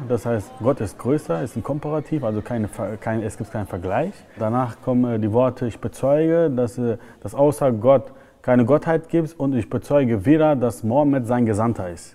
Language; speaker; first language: German; early bilingual, other home language; Turkish